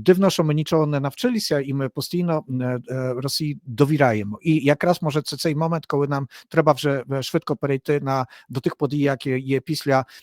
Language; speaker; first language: Polish; non-native, learner; Ukrainian